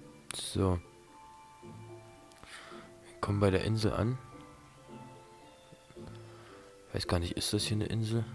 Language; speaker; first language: German; native; German